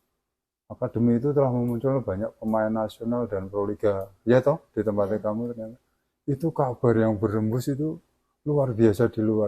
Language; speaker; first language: Indonesian; native; Indonesian